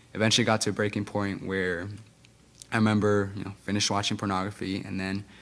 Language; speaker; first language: English; non-native, fluent; Spanish